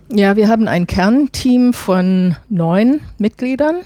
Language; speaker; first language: German; non-native, fluent; English